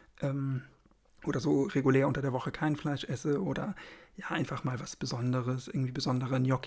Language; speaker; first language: German; native; German